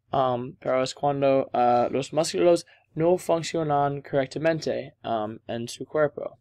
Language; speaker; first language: Spanish; non-native, learner; English